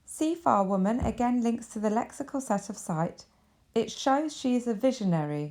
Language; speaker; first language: English; native; English